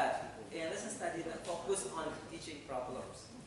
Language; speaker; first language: English; non-native, fluent; Indonesian